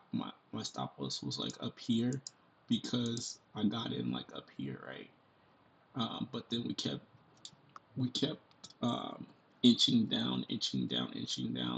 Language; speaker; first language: English; native; English